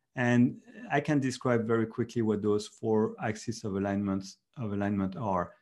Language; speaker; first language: English; non-native, fluent; French